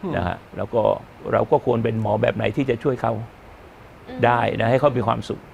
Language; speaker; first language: Thai; native; Thai